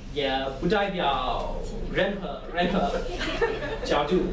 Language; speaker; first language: Chinese; non-native, fluent; English